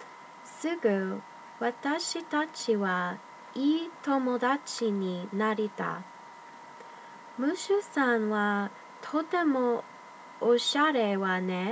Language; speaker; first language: Japanese; non-native, learner; English